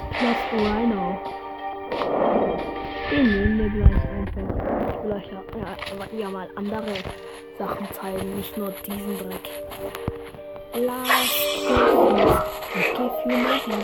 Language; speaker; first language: German; early bilingual, other home language; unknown